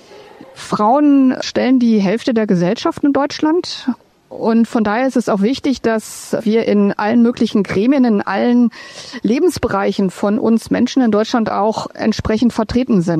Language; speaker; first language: German; native; German